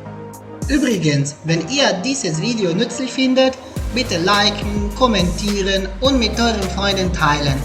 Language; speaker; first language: German; non-native, fluent; Spanish